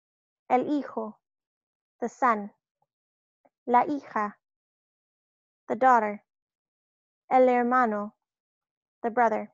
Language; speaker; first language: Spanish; non-native, fluent; English